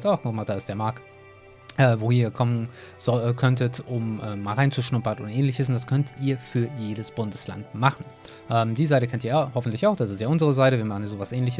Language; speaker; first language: German; native; German